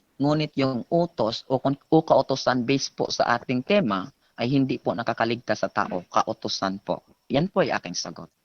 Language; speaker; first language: Filipino; native; Filipino